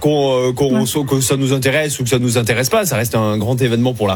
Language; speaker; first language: French; native; French